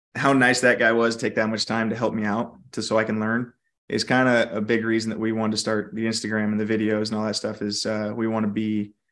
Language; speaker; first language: English; native; English